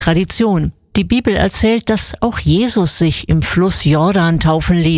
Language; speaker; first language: German; native; German